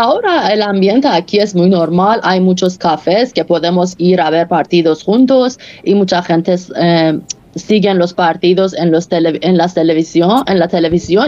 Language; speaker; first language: Spanish; non-native, fluent; Persian